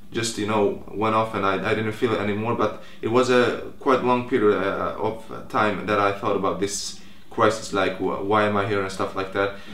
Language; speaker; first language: English; non-native, fluent; Croatian